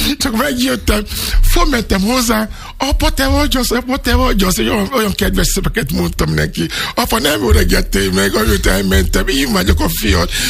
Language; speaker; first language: Hungarian; non-native, learner; Yoruba